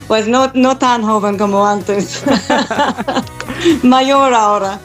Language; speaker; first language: Spanish; non-native, fluent; English